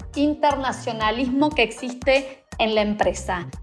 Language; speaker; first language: Spanish; native; Spanish